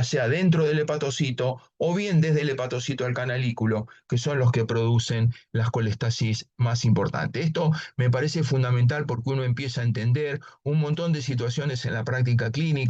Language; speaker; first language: Spanish; native; Spanish